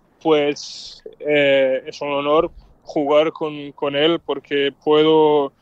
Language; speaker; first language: Spanish; non-native, fluent; Danish